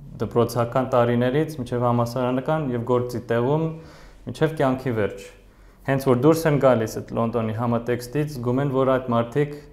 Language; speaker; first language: Armenian; early bilingual, heritage; Armenian